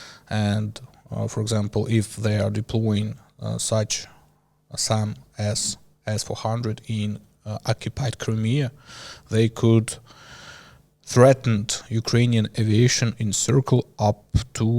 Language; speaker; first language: English; non-native, learner; Ukrainian